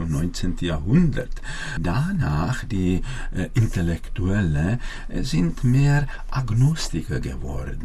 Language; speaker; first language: German; non-native, fluent; Czech